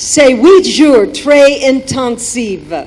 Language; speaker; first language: French; non-native, learner; German